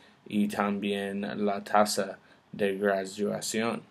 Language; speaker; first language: Spanish; non-native, learner; English